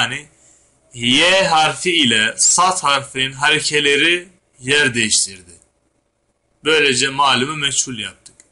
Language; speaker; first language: Turkish; native; Turkish